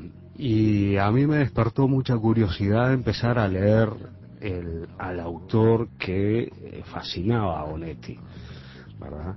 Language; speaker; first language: Spanish; native; Spanish